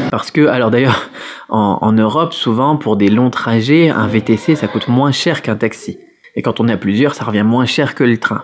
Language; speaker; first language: French; native; French